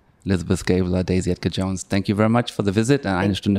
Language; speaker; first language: English; non-native, fluent; German